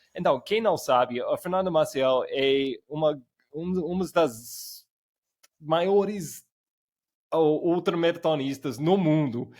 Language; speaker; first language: Portuguese; non-native, fluent; English